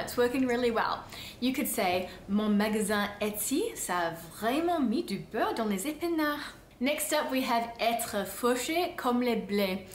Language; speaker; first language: French; non-native, fluent; English